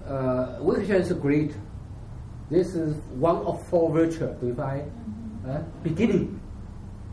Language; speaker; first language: English; non-native, learner; Chinese